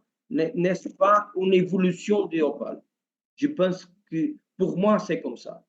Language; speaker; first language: French; non-native, learner; Portuguese